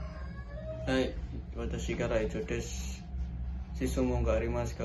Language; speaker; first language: Japanese; non-native, learner; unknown